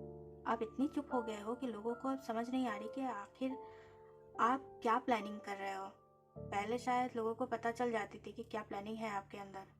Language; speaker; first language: Hindi; native; Hindi